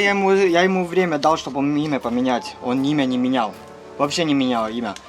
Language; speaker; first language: Russian; non-native, learner; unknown